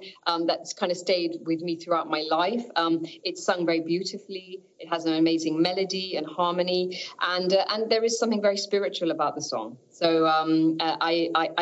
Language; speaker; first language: English; native; English